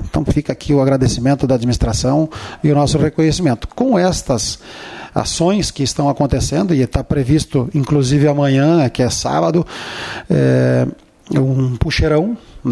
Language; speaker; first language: Portuguese; native; Portuguese